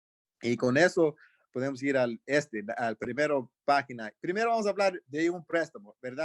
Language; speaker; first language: Spanish; early bilingual, heritage; Spanish